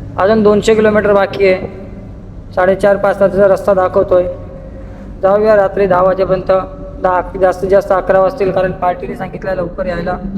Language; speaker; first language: Marathi; non-native, local second language; Kannada